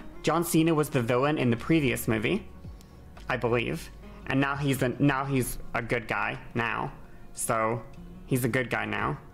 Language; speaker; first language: English; native; English